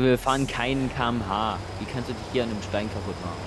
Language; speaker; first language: German; native; German